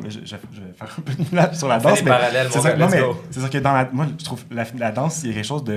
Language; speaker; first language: French; native; French